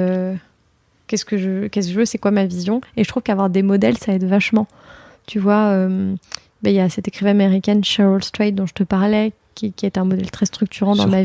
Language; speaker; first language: French; native; French